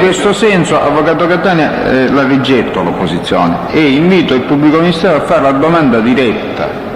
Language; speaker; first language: Italian; native; Italian